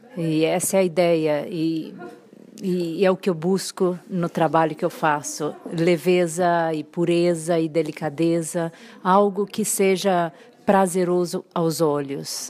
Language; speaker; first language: Portuguese; native; Portuguese